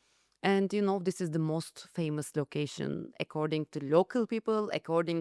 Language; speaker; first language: English; non-native, learner; Turkish